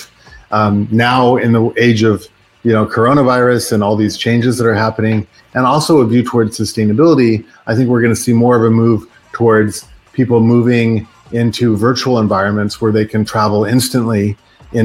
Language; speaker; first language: English; native; English